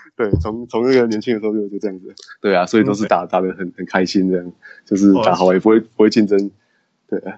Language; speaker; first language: Chinese; native; Chinese